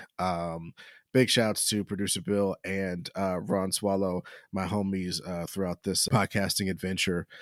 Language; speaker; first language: English; native; English